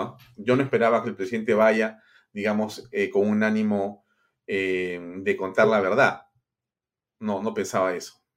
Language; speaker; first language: Spanish; native; Spanish